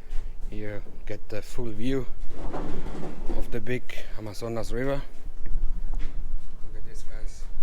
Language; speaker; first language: English; non-native, fluent; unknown